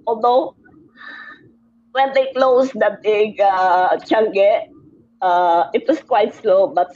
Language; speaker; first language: English; non-native, local second language; Filipino